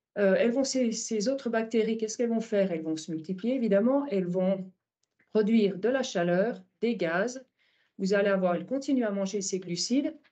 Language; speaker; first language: French; native; French